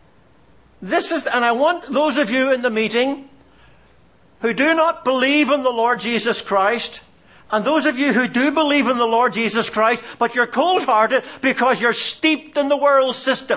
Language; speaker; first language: English; native; English